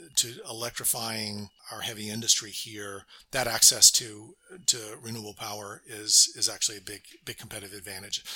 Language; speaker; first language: English; native; English